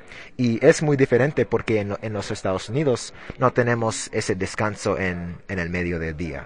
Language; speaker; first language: Spanish; non-native, learner; English